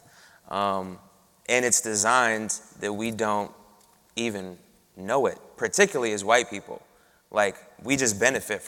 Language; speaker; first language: English; native; English